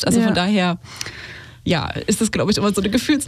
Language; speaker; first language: German; native; German